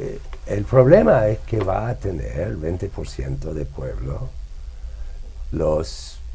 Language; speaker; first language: Spanish; non-native, fluent; English